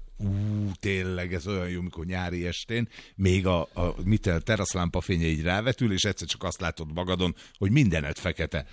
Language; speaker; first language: Hungarian; native; Hungarian